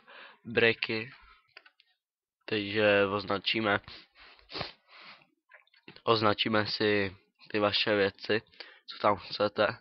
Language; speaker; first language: Czech; native; Czech